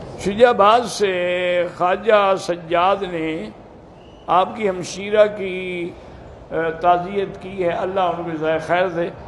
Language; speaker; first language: Urdu; early bilingual, heritage; Urdu